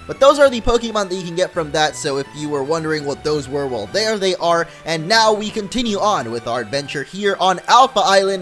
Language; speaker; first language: English; native; English